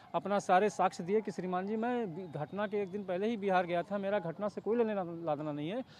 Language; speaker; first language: Hindi; native; Hindi